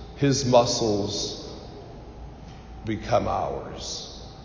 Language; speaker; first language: English; native; English